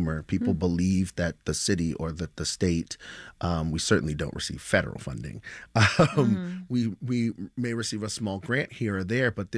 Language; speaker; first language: English; native; English